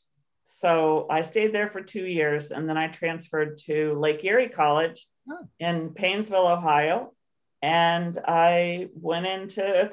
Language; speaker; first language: English; native; English